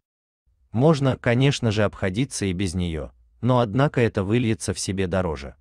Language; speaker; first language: Russian; native; Russian